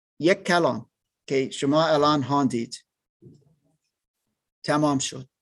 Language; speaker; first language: Persian; non-native, learner; German